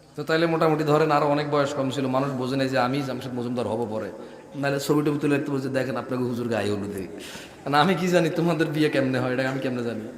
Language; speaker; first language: Bangla; early bilingual, heritage; Bangla